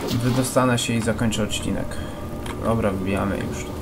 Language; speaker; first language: Polish; native; Polish